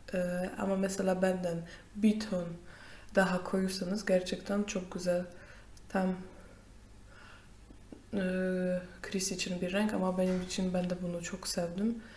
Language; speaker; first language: Turkish; non-native, fluent; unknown